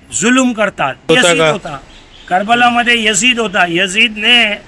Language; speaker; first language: Marathi; non-native, local second language; Urdu